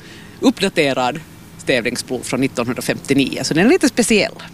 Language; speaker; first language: Swedish; native; Swedish